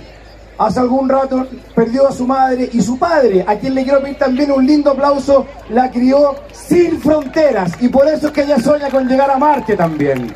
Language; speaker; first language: Spanish; native; Spanish